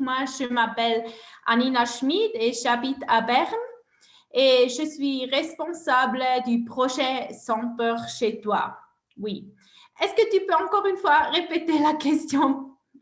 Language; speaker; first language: French; non-native, local second language; German